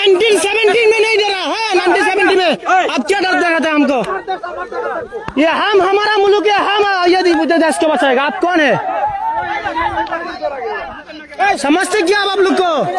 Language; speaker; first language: Hindi; non-native, local second language; Bangla